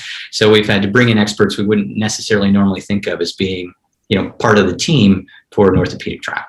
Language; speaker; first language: English; native; English